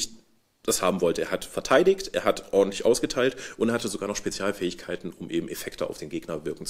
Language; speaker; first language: German; native; German